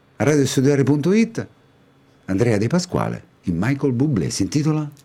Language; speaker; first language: Italian; native; Italian